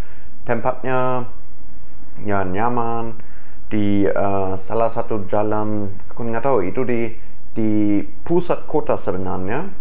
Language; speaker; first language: Indonesian; non-native, fluent; German